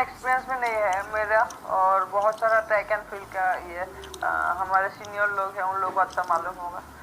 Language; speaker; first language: Hindi; non-native, local second language; Assamese